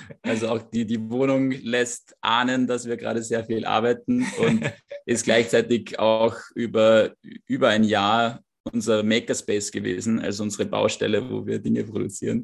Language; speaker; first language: German; native; German